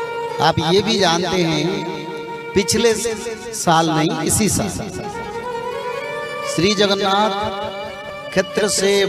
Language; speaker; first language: Hindi; non-native, local second language; Odia